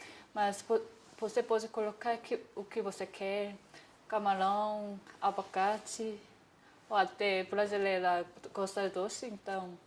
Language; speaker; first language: Portuguese; non-native, learner; Korean